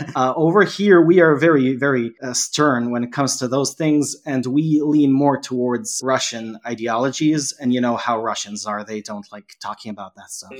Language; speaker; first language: English; non-native, fluent; Serbian